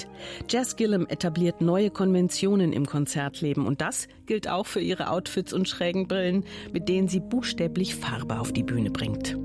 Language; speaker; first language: German; native; German